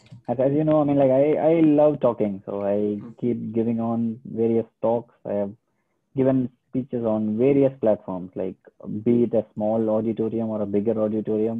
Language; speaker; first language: English; non-native, local second language; Tamil